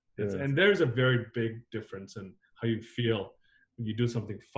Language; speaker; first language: English; native; English